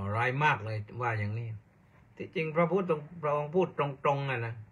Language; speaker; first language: Thai; native; Thai